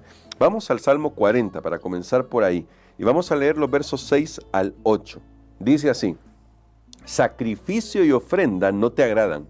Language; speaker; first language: Spanish; native; Spanish